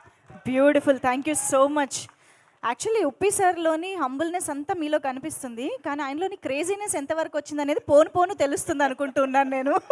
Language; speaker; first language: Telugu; native; Telugu